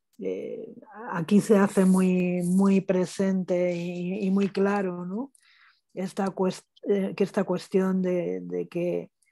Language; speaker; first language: Spanish; native; Spanish